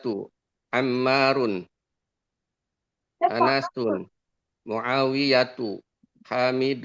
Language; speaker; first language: Arabic; non-native, learner; Indonesian